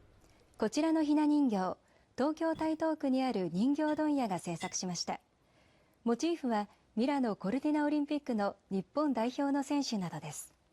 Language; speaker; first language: Japanese; native; Japanese